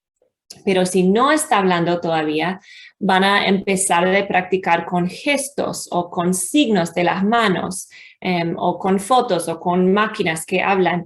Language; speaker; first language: Spanish; non-native, fluent; English